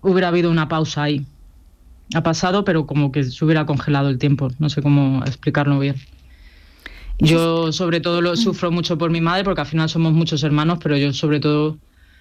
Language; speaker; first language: Spanish; native; Spanish